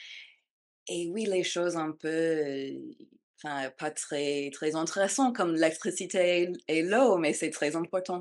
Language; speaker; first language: French; non-native, fluent; English